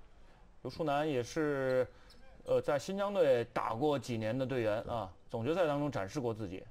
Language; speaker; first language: Chinese; native; Chinese